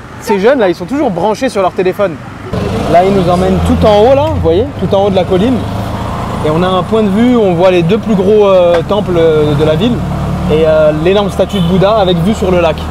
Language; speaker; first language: French; native; French